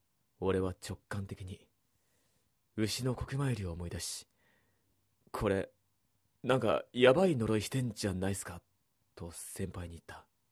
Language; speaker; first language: Japanese; native; Japanese